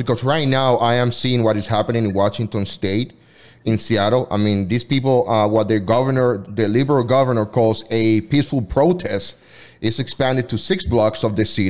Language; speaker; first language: English; non-native, fluent; Spanish